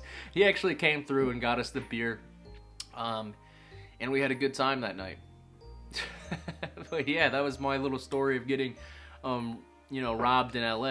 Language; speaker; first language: English; native; English